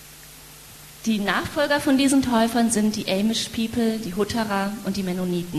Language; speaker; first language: German; native; German